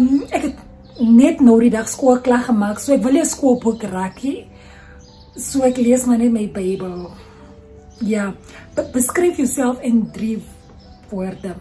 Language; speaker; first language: Afrikaans; non-native, learner; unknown